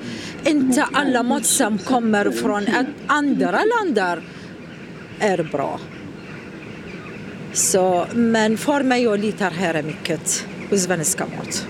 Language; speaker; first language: Swedish; non-native, learner; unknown